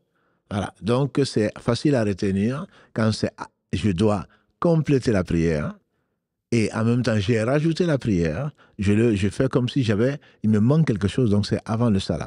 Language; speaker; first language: French; native; French